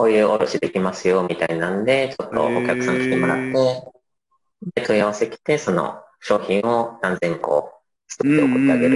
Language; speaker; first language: Japanese; native; Japanese